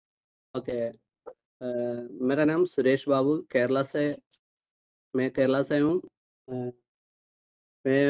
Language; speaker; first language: Hindi; non-native, local second language; Malayalam